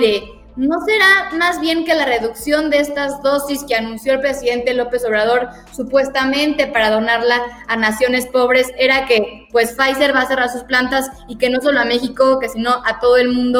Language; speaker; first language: Spanish; native; Spanish